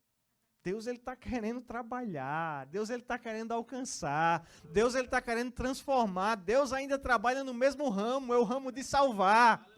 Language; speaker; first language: Portuguese; native; Portuguese